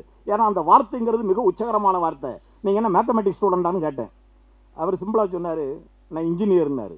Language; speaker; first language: Tamil; native; Tamil